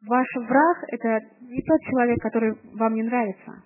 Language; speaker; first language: Russian; native; Russian